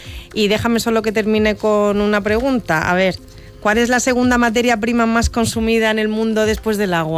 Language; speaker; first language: Spanish; native; Spanish